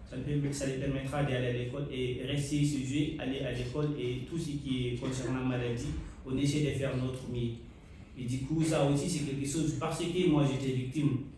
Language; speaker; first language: French; non-native, local second language; Fula